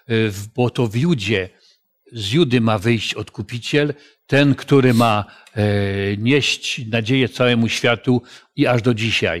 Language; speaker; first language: Polish; native; Polish